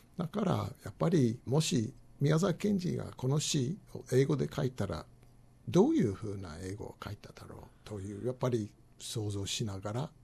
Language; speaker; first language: Japanese; non-native, fluent; English